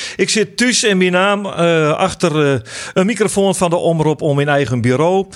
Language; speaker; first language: Dutch; non-native, local second language; Western Frisian